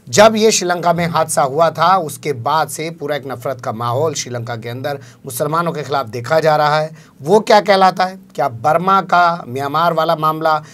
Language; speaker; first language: Urdu; native; Urdu